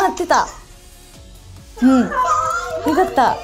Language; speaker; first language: Japanese; native; Japanese